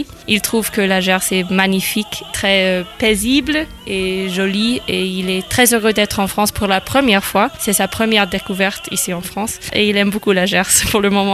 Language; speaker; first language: French; non-native, fluent; German